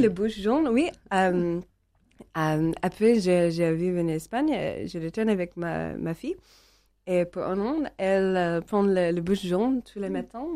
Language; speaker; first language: French; non-native, learner; English